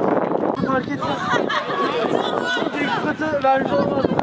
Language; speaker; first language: Turkish; native; Turkish